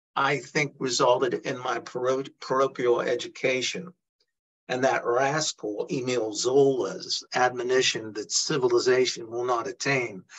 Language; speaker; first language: English; early bilingual, other home language; Italian